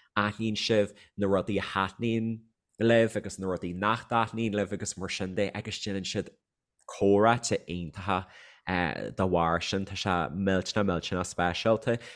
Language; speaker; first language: Irish; native; Irish